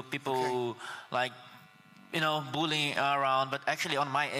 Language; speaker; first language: English; non-native, fluent; Portuguese